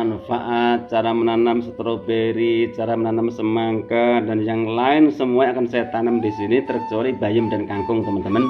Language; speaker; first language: Indonesian; native; Indonesian